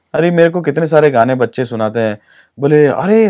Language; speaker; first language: Hindi; native; Hindi